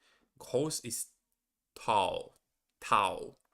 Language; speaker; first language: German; non-native, learner; Portuguese